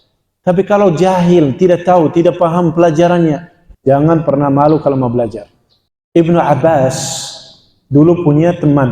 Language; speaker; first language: Indonesian; non-native, fluent; Dutch